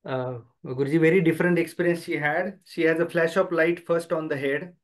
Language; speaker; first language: English; non-native, local second language; Marathi